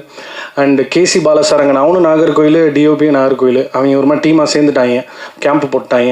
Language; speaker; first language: Tamil; native; Tamil